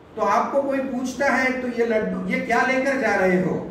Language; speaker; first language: Hindi; non-native, local second language; Marathi